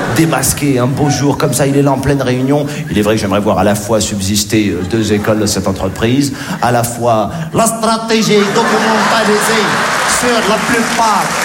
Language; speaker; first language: French; non-native, local second language; Arabic